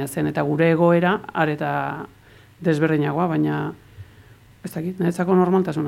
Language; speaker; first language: Basque; early bilingual, heritage; Spanish